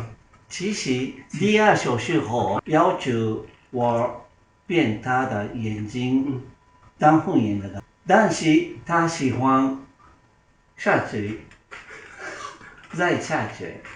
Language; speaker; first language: Chinese; non-native, learner; Japanese